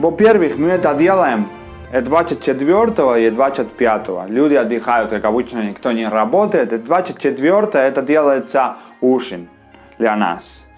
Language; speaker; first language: Russian; non-native, learner; Spanish